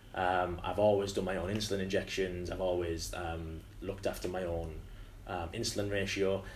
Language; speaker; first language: English; native; English